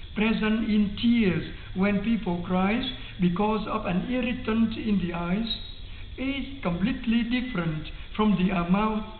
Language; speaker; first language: English; non-native, fluent; Vietnamese